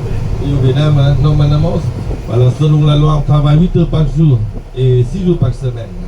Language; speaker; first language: French; non-native, fluent; Vietnamese